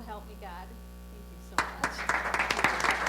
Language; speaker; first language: English; native; English